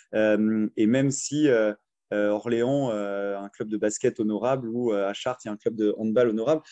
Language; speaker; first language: French; native; French